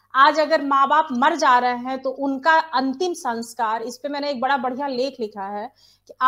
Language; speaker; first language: Hindi; native; Hindi